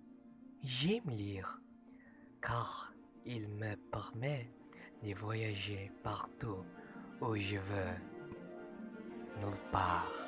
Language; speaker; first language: French; non-native, learner; Malay